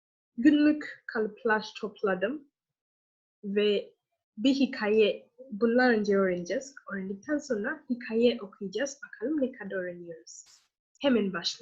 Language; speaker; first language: Turkish; non-native, learner; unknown